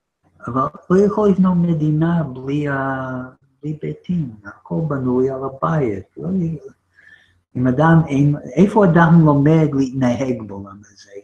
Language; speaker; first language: Hebrew; non-native, fluent; English